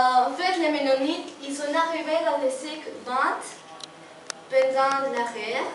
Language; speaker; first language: French; non-native, learner; Spanish